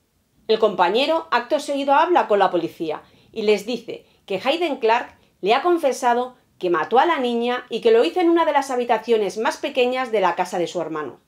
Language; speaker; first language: Spanish; native; Spanish